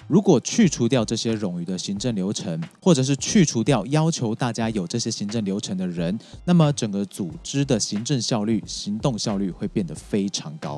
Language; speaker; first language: Chinese; native; Chinese